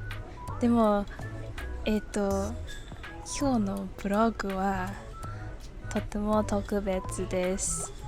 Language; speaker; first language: Japanese; non-native, learner; English